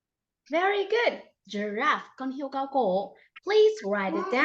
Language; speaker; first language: English; non-native, fluent; Vietnamese